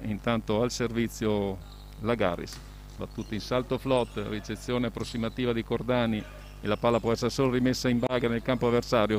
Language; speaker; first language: Italian; native; Italian